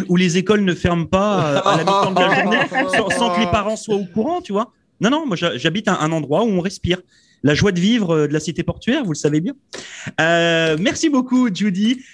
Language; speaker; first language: French; native; French